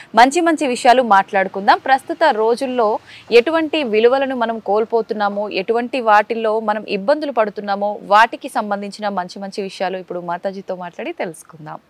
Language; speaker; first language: Telugu; native; Telugu